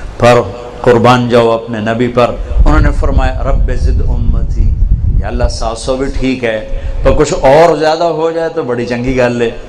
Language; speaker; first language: Urdu; non-native, local second language; Punjabi